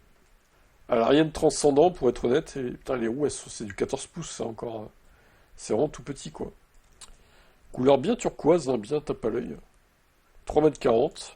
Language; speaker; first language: French; native; French